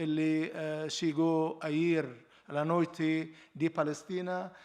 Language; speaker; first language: Spanish; non-native, learner; Arabic